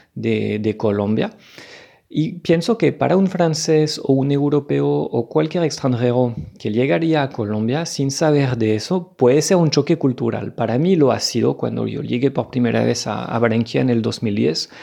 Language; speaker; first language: Spanish; non-native, fluent; French